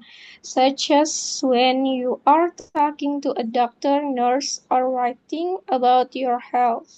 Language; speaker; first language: English; non-native, fluent; Indonesian